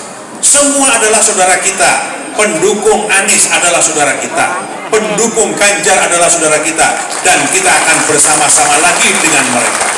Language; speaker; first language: Indonesian; native; Indonesian